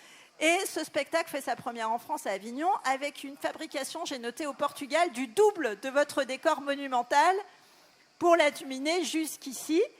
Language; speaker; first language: French; native; French